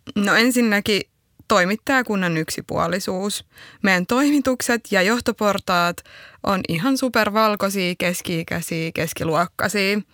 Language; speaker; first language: Finnish; early bilingual, other home language; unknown